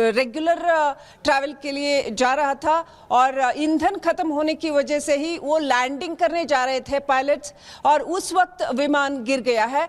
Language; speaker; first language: Hindi; non-native, local second language; Kannada